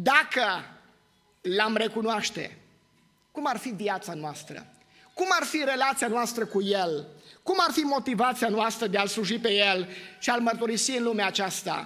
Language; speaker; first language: Romanian; native; Romanian